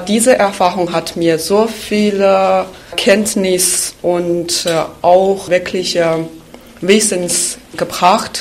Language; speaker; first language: German; non-native, fluent; Chinese